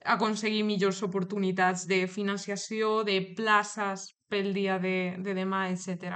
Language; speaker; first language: Catalan; non-native, local second language; Spanish